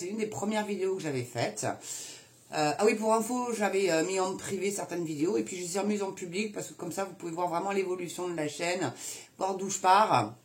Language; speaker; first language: French; native; French